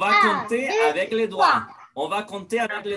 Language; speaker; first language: French; non-native, fluent; Spanish